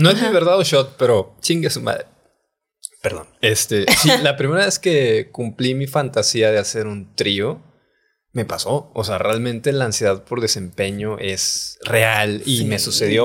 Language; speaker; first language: Spanish; native; Spanish